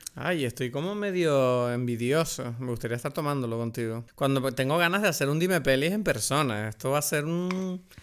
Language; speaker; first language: Spanish; native; Spanish